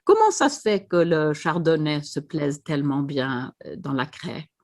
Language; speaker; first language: French; non-native, fluent; Swedish